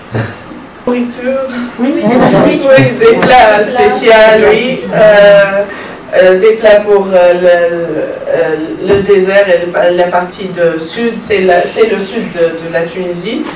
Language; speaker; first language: French; non-native, local second language; Arabic